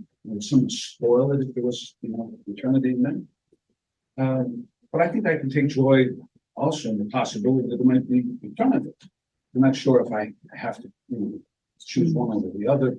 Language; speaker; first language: English; native; English